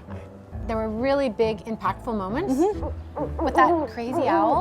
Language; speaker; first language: English; native; English